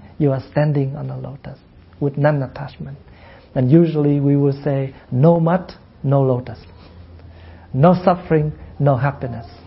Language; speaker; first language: English; non-native, fluent; Vietnamese